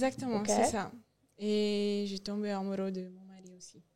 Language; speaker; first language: French; non-native, learner; Romanian